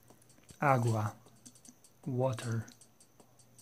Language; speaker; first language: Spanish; non-native, learner; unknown